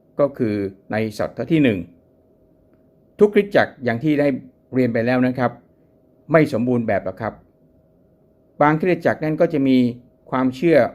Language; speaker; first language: Thai; native; Thai